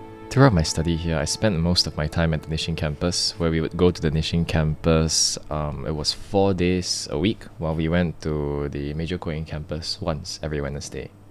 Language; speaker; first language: English; non-native, local second language; Chinese